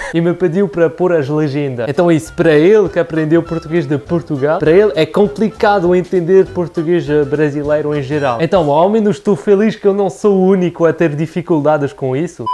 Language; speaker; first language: Portuguese; early bilingual, other home language; French